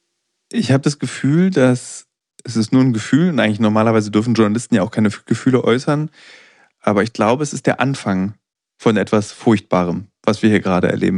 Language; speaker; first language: German; native; German